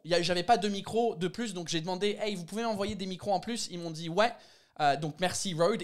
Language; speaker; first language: French; non-native, fluent; English